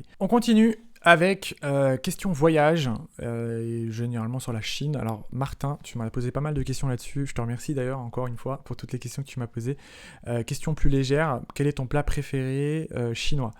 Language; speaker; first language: French; native; French